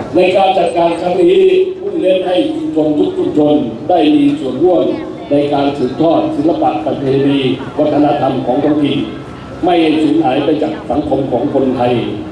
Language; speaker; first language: Thai; native; Thai